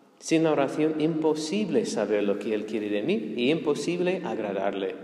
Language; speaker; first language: Spanish; non-native, fluent; English